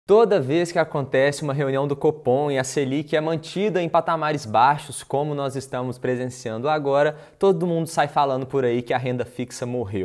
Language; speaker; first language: Portuguese; native; Portuguese